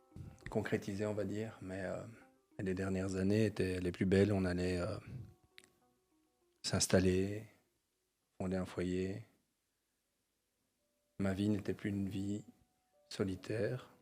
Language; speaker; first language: French; native; French